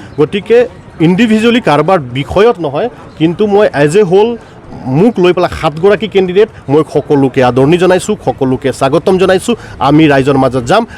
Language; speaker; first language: Assamese; non-native, local second language; Hindi